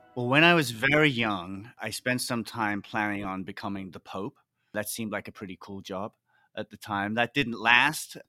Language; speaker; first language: English; native; English